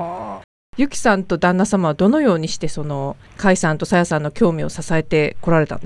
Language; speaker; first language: Japanese; native; Japanese